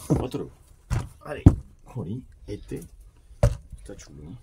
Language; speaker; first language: Spanish; non-native, learner; French